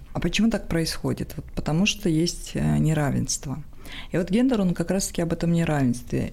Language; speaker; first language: Russian; non-native, local second language; Tajik